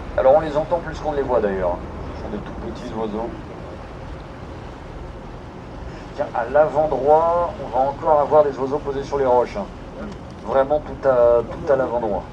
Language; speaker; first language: French; native; French